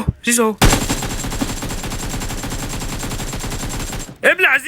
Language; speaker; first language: Arabic; native; Arabic